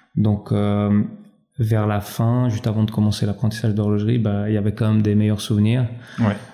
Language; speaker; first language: French; early bilingual, other home language; Albanian